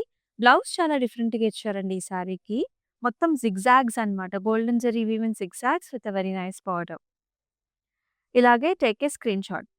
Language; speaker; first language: Telugu; native; Telugu